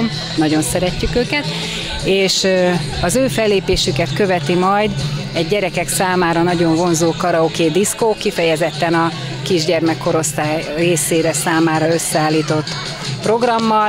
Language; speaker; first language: Hungarian; native; Hungarian